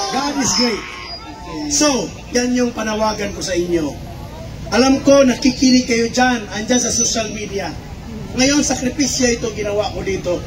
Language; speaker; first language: Filipino; non-native, local second language; Cebuano